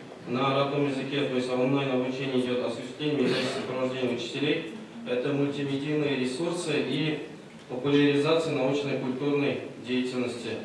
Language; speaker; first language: Russian; non-native, local second language; Tatar